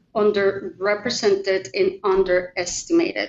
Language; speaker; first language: English; non-native, fluent; Spanish